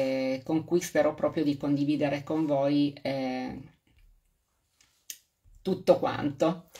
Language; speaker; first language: Italian; native; Italian